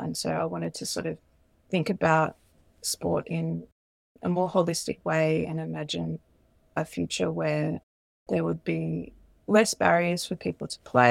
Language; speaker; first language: English; native; English